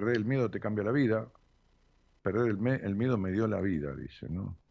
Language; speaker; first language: Spanish; native; Spanish